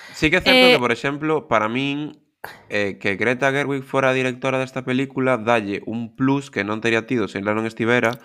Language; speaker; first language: Galician; non-native, local second language; Spanish